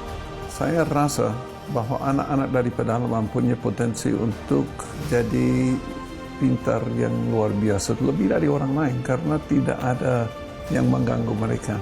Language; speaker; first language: Indonesian; non-native, fluent; English